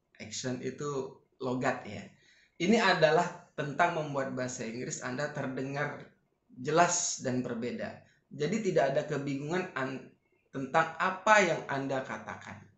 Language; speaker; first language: Indonesian; native; Indonesian